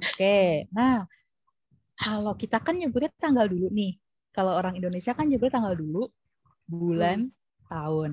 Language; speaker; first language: Indonesian; native; Indonesian